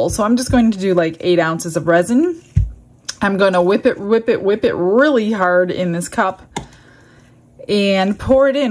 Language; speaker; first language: English; native; English